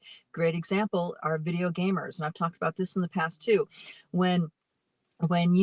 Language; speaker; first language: English; native; English